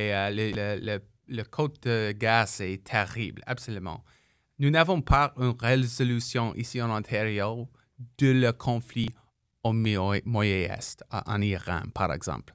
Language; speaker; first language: French; non-native, local second language; English